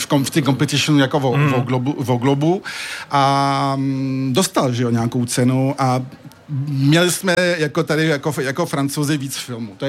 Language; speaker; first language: Czech; early bilingual, heritage; French